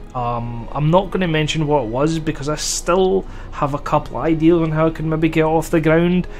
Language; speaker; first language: English; native; English